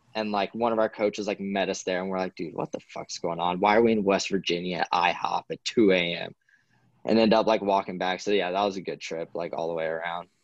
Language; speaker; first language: English; native; English